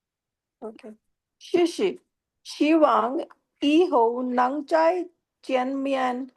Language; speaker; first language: Chinese; non-native, learner; Hindi